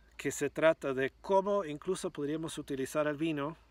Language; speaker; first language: Spanish; non-native, fluent; English